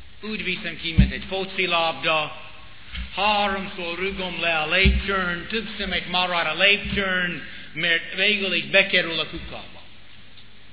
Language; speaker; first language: Hungarian; non-native, fluent; English